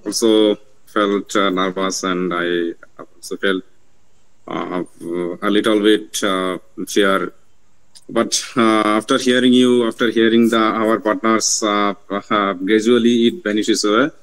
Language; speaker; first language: English; non-native, learner; Bangla